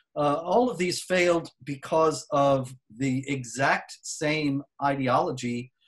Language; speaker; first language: English; native; English